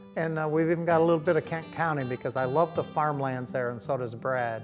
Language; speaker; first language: English; native; English